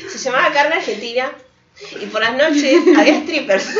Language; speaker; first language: Spanish; native; Spanish